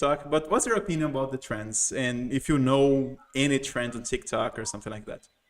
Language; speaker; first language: English; non-native, fluent; Portuguese